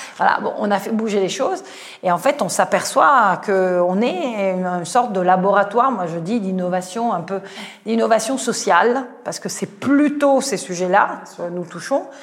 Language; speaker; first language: French; non-native, fluent; Italian